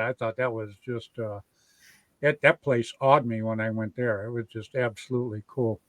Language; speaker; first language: English; native; English